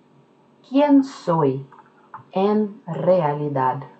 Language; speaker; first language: Spanish; non-native, fluent; Norwegian